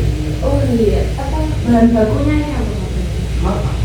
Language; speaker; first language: Indonesian; native; Indonesian